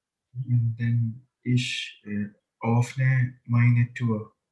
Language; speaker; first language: German; non-native, learner; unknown